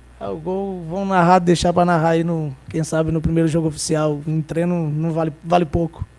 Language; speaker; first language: Portuguese; native; Portuguese